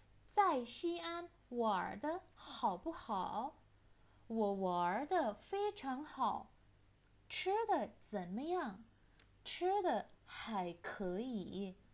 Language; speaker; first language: Chinese; non-native, fluent; Indonesian